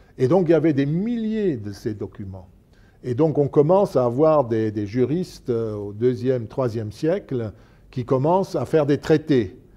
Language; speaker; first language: French; non-native, local second language; Luxembourgish